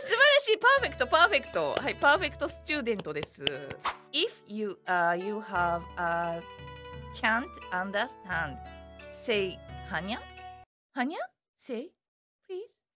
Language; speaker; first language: Japanese; non-native, learner; English